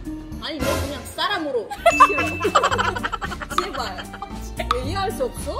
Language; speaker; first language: Korean; non-native, learner; Filipino